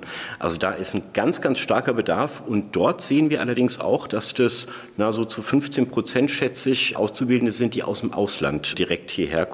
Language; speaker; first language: German; native; German